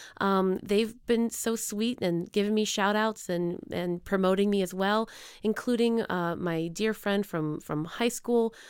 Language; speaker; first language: English; native; English